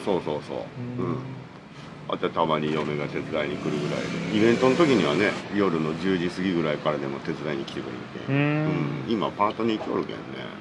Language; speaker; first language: Japanese; native; Japanese